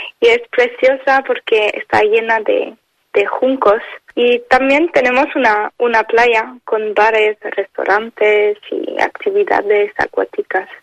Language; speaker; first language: Spanish; non-native, fluent; French